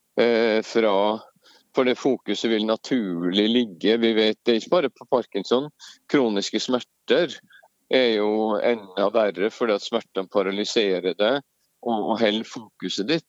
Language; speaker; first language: Norwegian; native; Norwegian